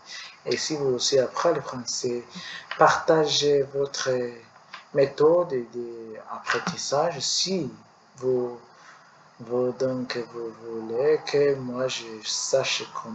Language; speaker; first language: French; non-native, learner; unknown